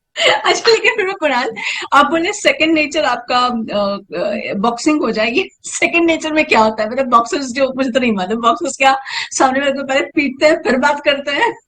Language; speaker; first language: Hindi; native; Hindi